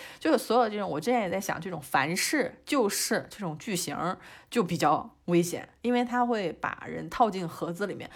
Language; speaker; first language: Chinese; native; Chinese